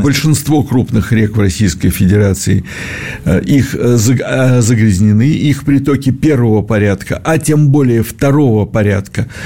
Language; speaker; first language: Russian; native; Russian